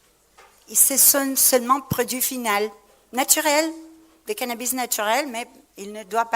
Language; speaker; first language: French; non-native, fluent; Spanish